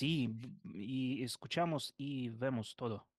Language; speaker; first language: Spanish; non-native, learner; Russian